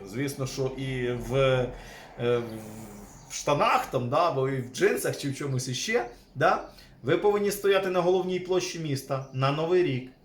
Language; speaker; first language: Ukrainian; native; Ukrainian